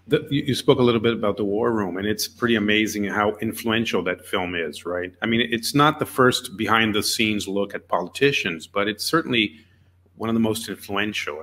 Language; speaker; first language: English; non-native, fluent; Portuguese